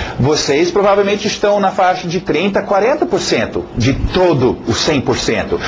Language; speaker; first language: Portuguese; non-native, fluent; English